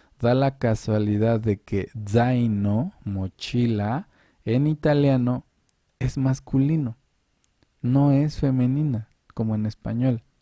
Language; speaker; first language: Spanish; native; Spanish